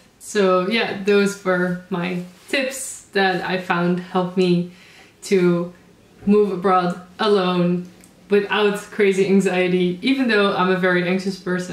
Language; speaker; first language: English; non-native, fluent; Dutch